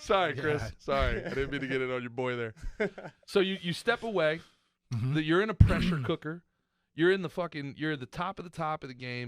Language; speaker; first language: English; native; English